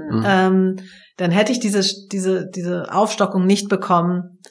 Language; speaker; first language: German; native; German